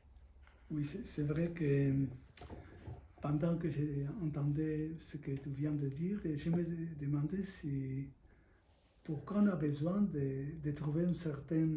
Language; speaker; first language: French; non-native, fluent; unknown